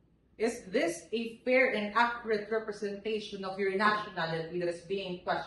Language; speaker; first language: English; non-native, local second language; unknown